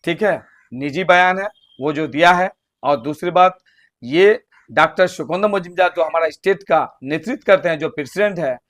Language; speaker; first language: Hindi; non-native, local second language; Bangla